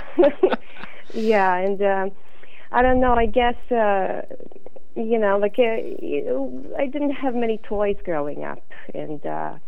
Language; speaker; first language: English; non-native, fluent; Serbian